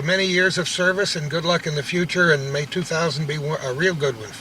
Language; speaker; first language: English; native; English